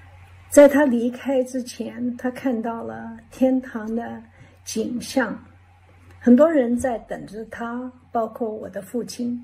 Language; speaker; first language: Chinese; early bilingual, heritage; English